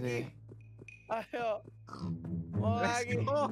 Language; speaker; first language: Indonesian; native; Indonesian